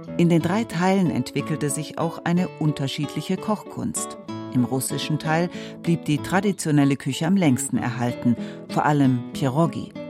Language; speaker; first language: German; native; German